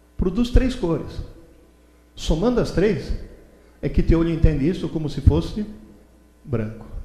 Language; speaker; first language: Portuguese; early bilingual, other home language; Italian